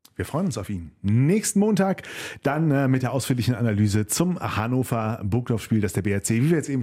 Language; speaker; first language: German; native; German